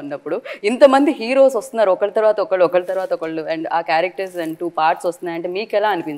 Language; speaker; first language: Telugu; native; Telugu